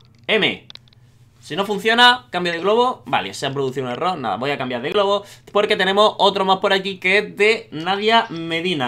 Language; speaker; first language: Spanish; native; Spanish